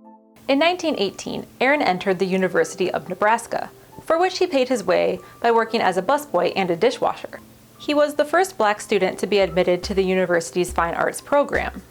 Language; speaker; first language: English; native; English